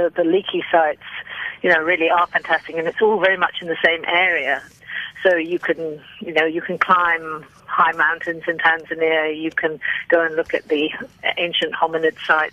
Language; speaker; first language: English; native; English